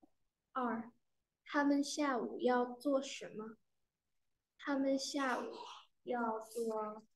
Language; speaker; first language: Chinese; non-native, learner; Vietnamese